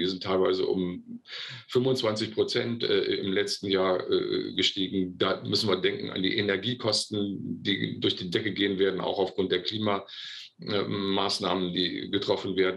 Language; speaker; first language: German; native; German